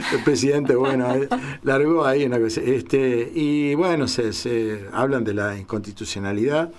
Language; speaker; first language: Spanish; native; Spanish